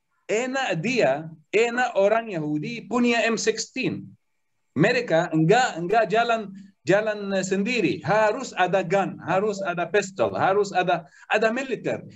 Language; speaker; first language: Indonesian; non-native, learner; Arabic